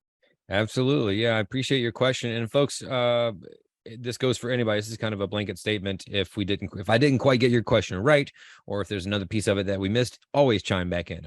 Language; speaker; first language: English; native; English